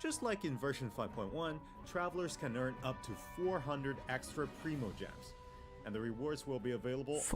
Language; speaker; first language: English; native; English